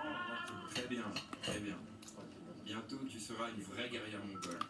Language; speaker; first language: French; native; French